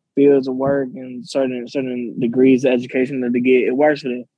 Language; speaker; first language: English; native; English